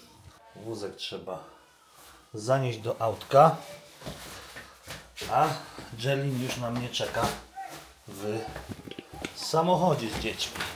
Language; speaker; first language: Polish; native; Polish